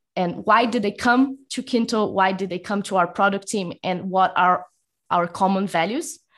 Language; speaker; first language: English; non-native, fluent; Portuguese